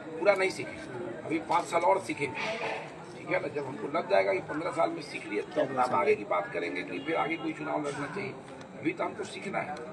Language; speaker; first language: Hindi; native; Hindi